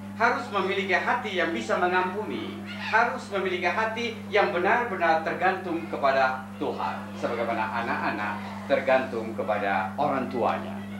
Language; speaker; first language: Indonesian; native; Indonesian